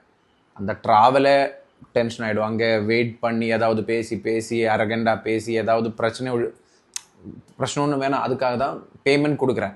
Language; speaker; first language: Tamil; non-native, local second language; Malayalam